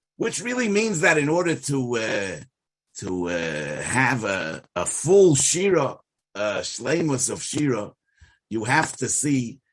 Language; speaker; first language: English; native; English